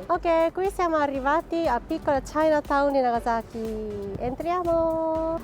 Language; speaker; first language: Italian; non-native, fluent; Japanese